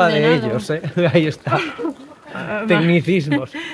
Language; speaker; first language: Spanish; native; Spanish